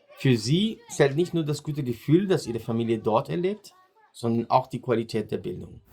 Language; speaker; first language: German; native; German